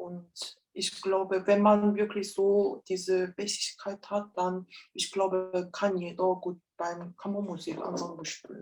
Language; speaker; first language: German; non-native, fluent; Korean